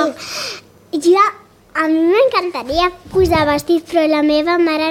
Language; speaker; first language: Catalan; non-native, local second language; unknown